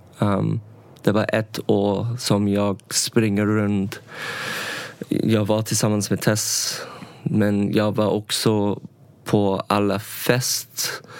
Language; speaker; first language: Swedish; non-native, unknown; English